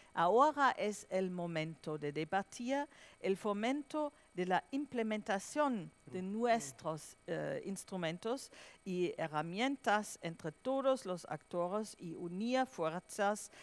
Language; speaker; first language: Spanish; non-native, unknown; German